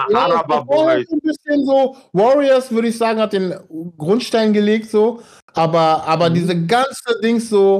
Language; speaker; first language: German; native; German